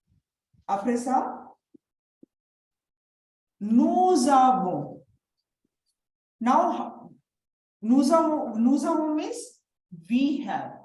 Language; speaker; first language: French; non-native, fluent; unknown